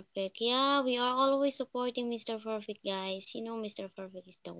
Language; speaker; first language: English; non-native, fluent; Filipino